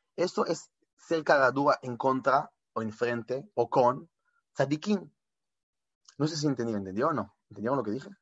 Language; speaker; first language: Spanish; non-native, fluent; Hebrew